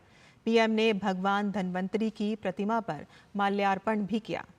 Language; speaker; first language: Hindi; native; Hindi